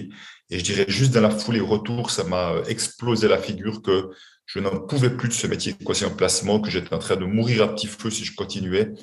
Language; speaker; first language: French; native; French